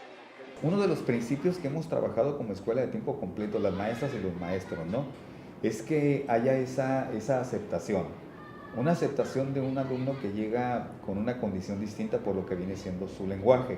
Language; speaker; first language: Spanish; native; Spanish